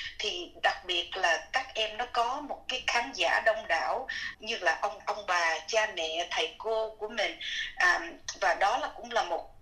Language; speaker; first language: Vietnamese; native; Vietnamese